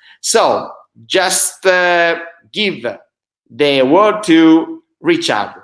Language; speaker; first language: English; non-native, fluent; Italian